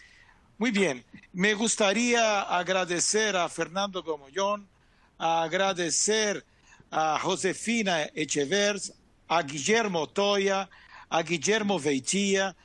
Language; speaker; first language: Spanish; non-native, fluent; Portuguese